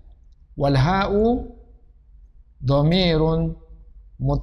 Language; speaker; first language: Arabic; non-native, fluent; Malay